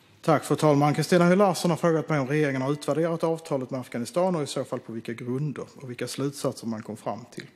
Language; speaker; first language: Swedish; native; Swedish